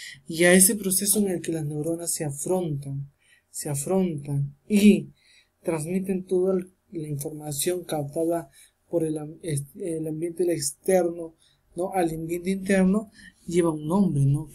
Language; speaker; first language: Spanish; native; Spanish